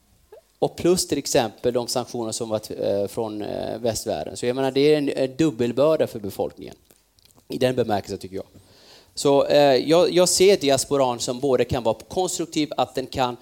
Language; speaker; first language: Swedish; non-native, fluent; Kurdish